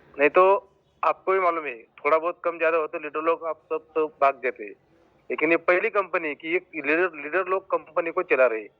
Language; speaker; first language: Hindi; non-native, local second language; Marathi